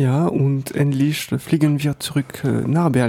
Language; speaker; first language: German; non-native, learner; French